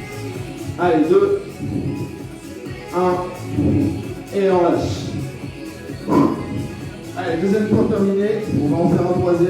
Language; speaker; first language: French; native; French